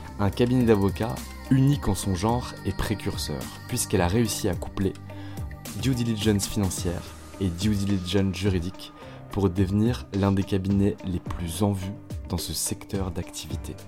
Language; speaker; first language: French; native; French